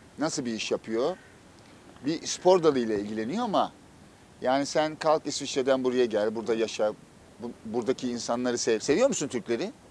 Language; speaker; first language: Turkish; native; Turkish